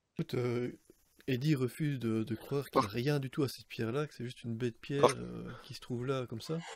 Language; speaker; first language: French; native; French